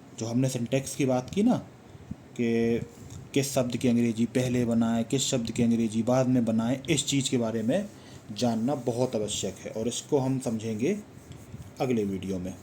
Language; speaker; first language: Hindi; native; Hindi